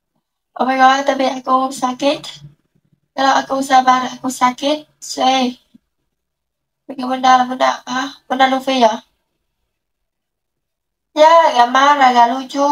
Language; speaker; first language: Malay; non-native, learner; Vietnamese